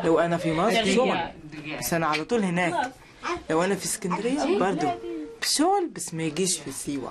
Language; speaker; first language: Arabic; non-native, local second language; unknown